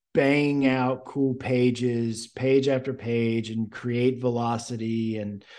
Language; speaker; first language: English; native; English